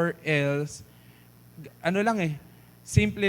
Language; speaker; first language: English; non-native, fluent; Filipino